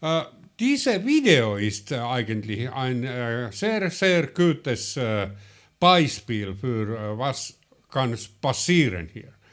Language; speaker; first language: German; non-native, learner; Finnish